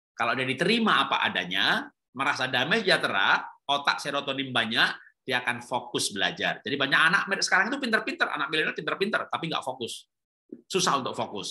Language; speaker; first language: Indonesian; native; Indonesian